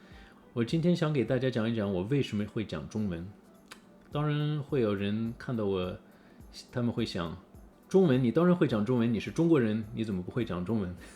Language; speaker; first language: Chinese; early bilingual, heritage; English